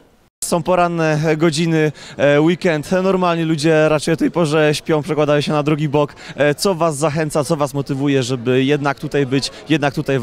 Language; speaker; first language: Polish; native; Polish